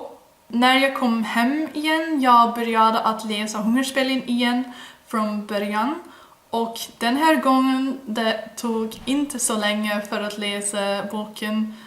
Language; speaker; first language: Swedish; non-native, learner; Dutch